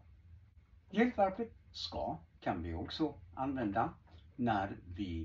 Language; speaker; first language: Swedish; non-native, fluent; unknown